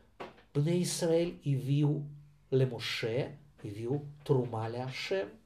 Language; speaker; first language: Hebrew; non-native, fluent; Russian